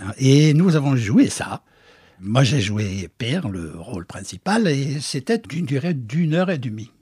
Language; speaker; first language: French; non-native, fluent; Norwegian